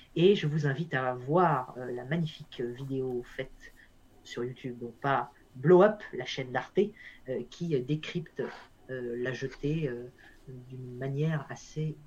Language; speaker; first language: French; native; French